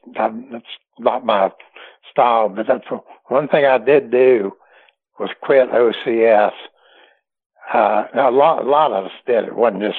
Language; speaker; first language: English; native; English